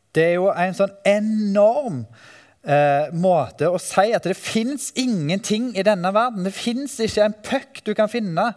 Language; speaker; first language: Norwegian; native; Norwegian